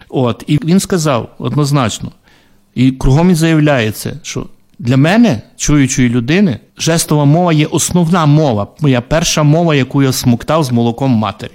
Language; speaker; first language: Ukrainian; native; Ukrainian